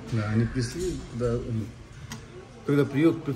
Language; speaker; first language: Russian; non-native, learner; Hindi